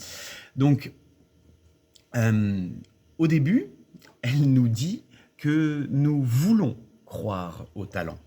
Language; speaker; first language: French; native; French